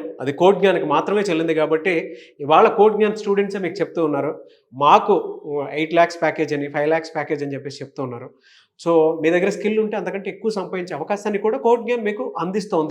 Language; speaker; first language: Telugu; native; Telugu